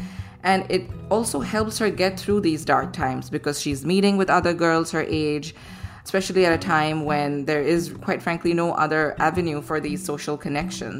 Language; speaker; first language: English; non-native, local second language; Gujarati